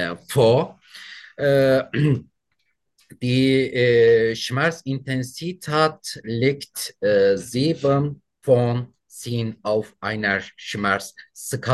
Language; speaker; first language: German; non-native, learner; Turkish